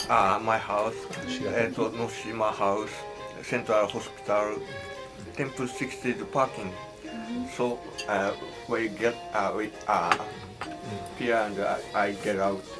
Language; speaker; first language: English; non-native, learner; Japanese